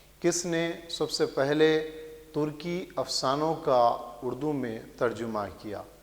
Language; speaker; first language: Urdu; native; Urdu